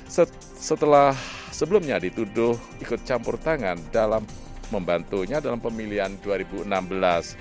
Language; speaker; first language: Indonesian; native; Indonesian